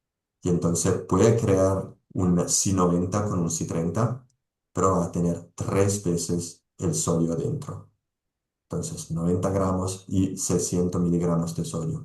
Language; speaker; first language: Spanish; non-native, fluent; Italian